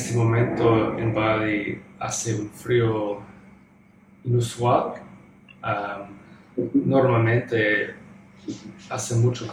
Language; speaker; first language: Spanish; non-native, learner; English